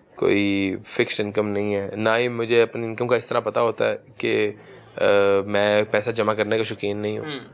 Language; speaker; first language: Urdu; early bilingual, heritage; Urdu